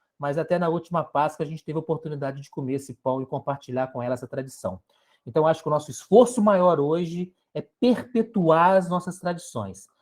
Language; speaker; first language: Portuguese; native; Portuguese